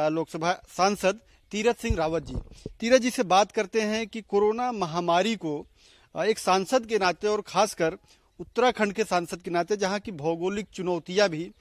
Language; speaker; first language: Hindi; native; Hindi